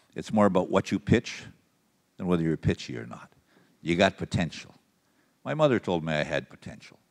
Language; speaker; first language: English; native; English